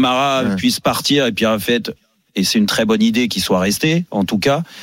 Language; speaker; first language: French; native; French